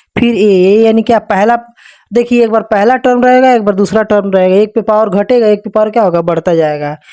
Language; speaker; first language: Hindi; native; Hindi